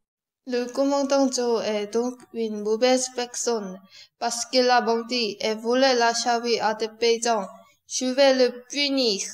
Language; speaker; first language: French; non-native, learner; Korean